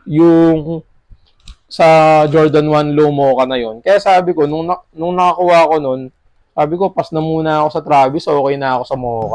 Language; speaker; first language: Filipino; native; Filipino